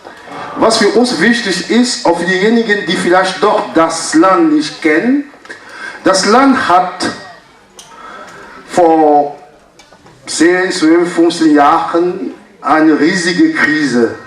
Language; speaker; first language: German; non-native, fluent; French